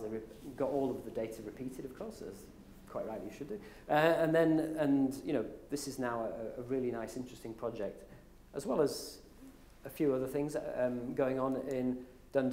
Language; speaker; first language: English; native; English